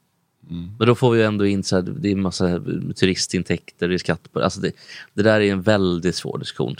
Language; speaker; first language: Swedish; native; Swedish